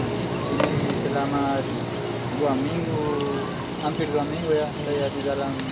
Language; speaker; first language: Indonesian; non-native, fluent; Spanish